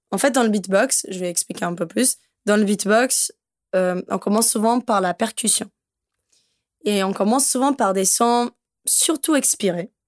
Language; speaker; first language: French; non-native, fluent; Portuguese